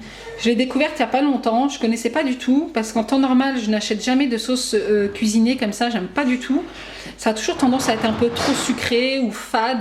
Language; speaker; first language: French; native; French